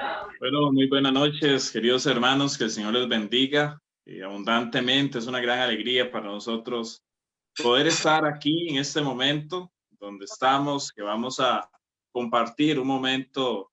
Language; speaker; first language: Spanish; native; Spanish